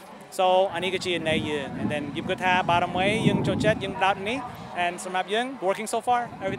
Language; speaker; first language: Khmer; early bilingual, heritage; Khmer